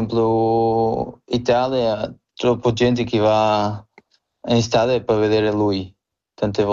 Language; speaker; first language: Italian; non-native, fluent; Portuguese